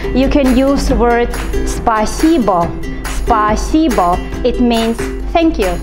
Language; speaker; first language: English; non-native, fluent; Russian